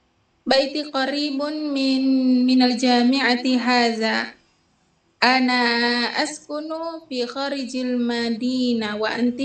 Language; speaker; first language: Arabic; non-native, learner; Indonesian